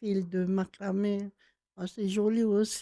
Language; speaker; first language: French; non-native, local second language; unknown